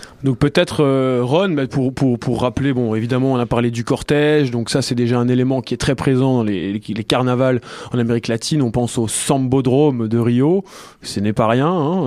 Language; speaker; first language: French; native; French